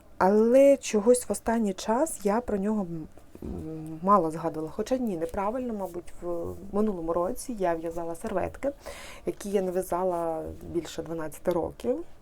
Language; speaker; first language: Ukrainian; native; Ukrainian